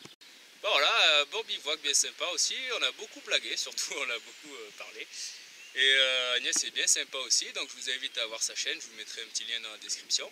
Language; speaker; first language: French; native; French